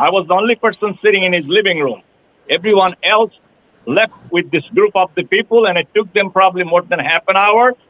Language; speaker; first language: English; non-native, local second language; Bangla